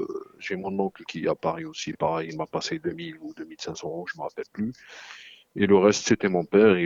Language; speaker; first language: French; non-native, local second language; Arabic